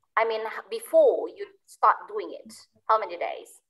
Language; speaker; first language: English; non-native, learner; Indonesian